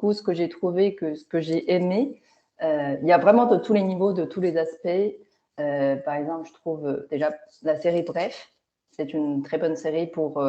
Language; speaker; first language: French; non-native, fluent; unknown